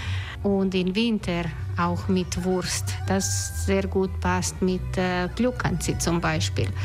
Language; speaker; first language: German; non-native, learner; Croatian